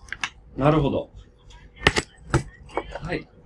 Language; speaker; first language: Japanese; non-native, learner; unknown